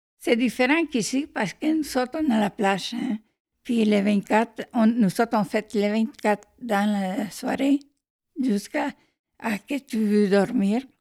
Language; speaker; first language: French; non-native, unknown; Spanish